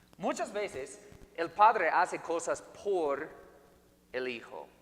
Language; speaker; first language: Spanish; non-native, fluent; English